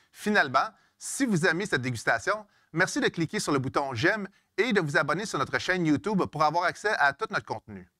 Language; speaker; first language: French; native; French